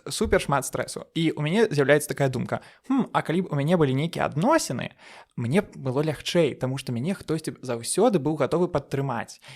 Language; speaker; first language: Belarusian; non-native, local second language; Russian